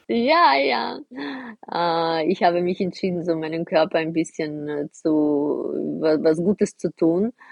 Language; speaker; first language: German; non-native, fluent; Russian